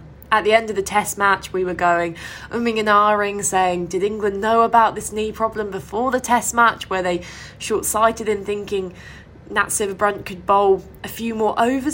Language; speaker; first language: English; native; English